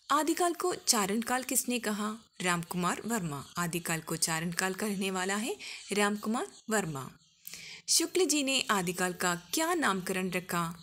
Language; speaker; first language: Hindi; non-native, local second language; Malayalam